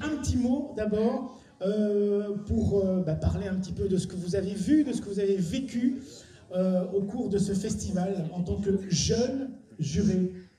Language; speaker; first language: French; native; French